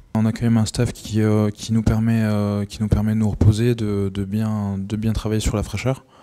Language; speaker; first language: French; native; French